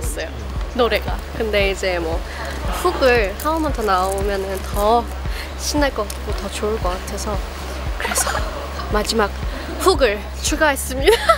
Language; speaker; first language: Korean; non-native, fluent; Thai